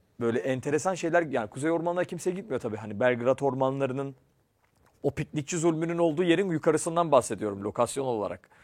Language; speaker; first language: Turkish; native; Turkish